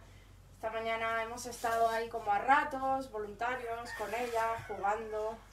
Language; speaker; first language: Spanish; native; Spanish